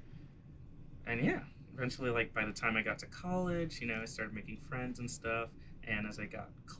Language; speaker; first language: English; native; English